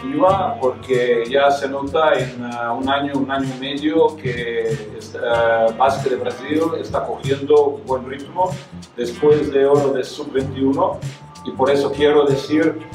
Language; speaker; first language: Spanish; non-native, fluent; Serbian